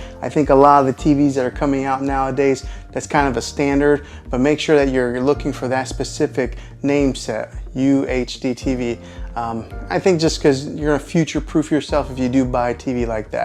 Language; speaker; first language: English; native; English